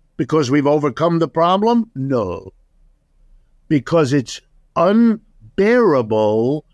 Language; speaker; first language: English; early bilingual, other home language; German